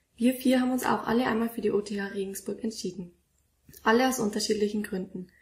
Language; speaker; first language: German; native; German